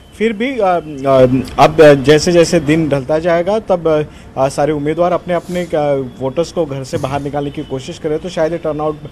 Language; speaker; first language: Hindi; non-native, local second language; Marathi